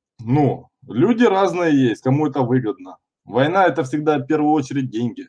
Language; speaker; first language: Russian; native; Russian